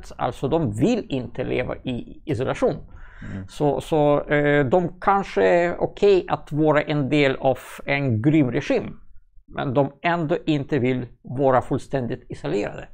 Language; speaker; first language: Swedish; non-native, fluent; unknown